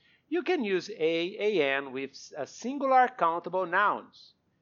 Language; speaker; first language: English; non-native, fluent; Portuguese